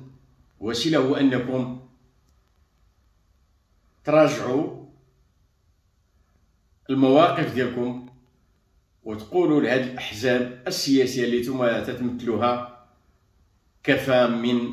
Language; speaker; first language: Arabic; native; Arabic